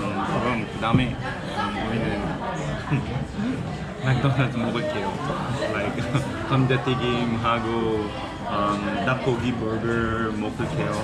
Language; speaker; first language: Korean; non-native, learner; English